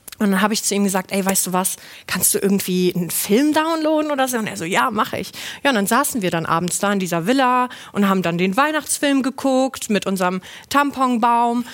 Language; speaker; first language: German; non-native, local second language; Luxembourgish